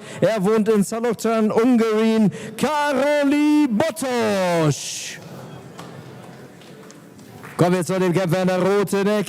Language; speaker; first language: German; native; German